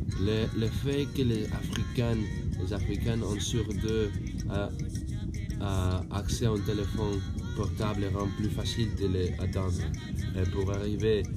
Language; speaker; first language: French; non-native, learner; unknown